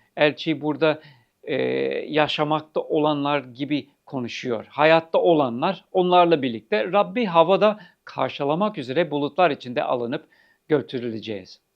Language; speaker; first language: Turkish; non-native, fluent; English